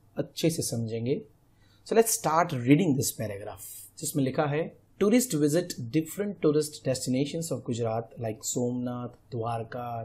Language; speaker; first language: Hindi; non-native, local second language; Gujarati